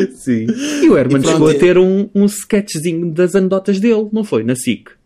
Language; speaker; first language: Portuguese; native; Portuguese